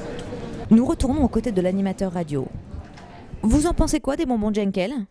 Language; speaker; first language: French; native; French